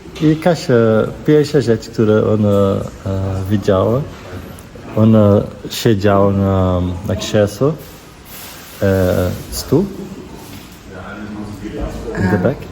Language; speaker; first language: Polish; non-native, learner; Portuguese